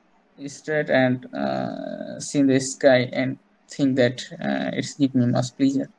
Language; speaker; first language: English; non-native, learner; Bangla